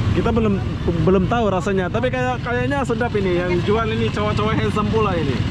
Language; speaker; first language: Indonesian; native; Indonesian